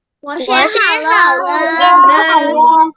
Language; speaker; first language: Chinese; non-native, learner; Burmese